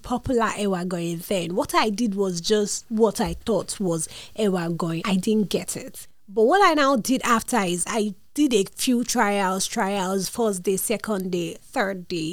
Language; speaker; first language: English; non-native, local second language; Yoruba